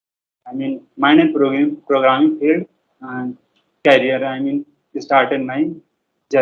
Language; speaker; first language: English; non-native, learner; Hindi